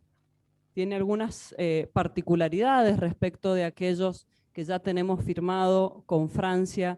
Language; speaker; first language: Spanish; native; Spanish